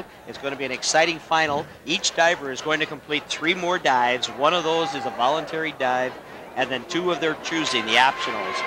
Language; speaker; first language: English; native; English